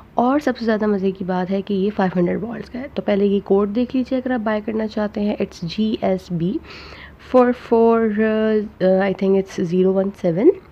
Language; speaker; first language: Urdu; non-native, local second language; Punjabi